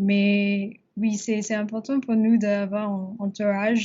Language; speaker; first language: French; non-native, learner; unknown